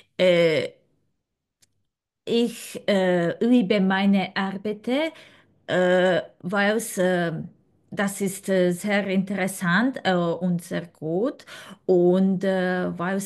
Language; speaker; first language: German; non-native, learner; Serbian